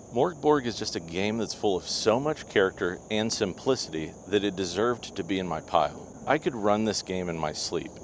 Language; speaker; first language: English; native; English